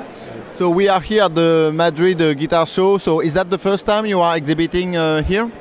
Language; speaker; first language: English; non-native, fluent; French